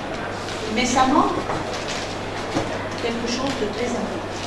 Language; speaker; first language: French; non-native, fluent; Arabic